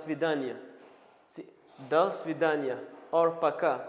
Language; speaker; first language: Russian; non-native, learner; Kinyarwanda